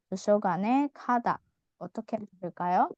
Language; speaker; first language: Korean; non-native, fluent; Indonesian